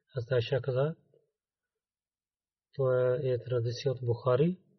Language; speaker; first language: Bulgarian; non-native, learner; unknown